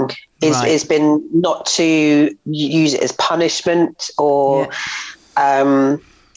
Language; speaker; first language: English; native; English